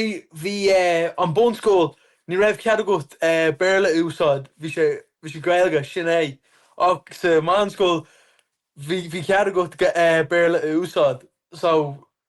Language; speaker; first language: Irish; non-native, local second language; English